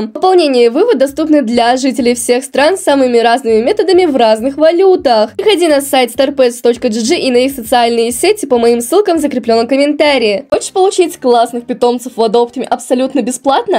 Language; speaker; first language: Russian; native; Russian